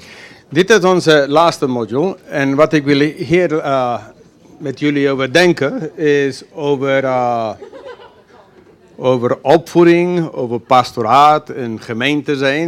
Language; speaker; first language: Dutch; non-native, fluent; English